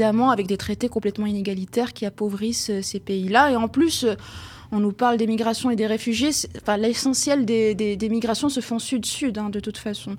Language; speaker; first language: French; non-native, local second language; Arabic